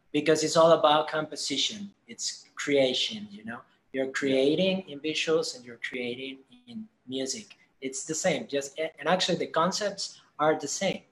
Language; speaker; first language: English; non-native, fluent; Spanish